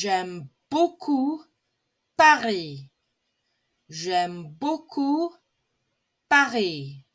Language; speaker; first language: French; non-native, fluent; English